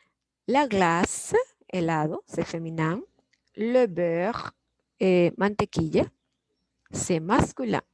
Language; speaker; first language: French; non-native, fluent; Spanish